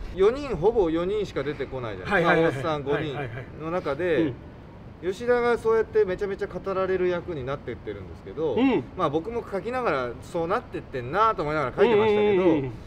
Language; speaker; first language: Japanese; native; Japanese